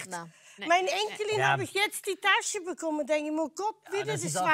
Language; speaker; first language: German; non-native, fluent; Dutch